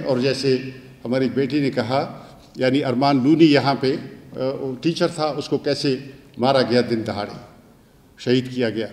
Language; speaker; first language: Urdu; non-native, local second language; Pashto